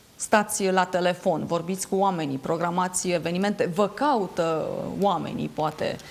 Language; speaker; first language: Romanian; native; Romanian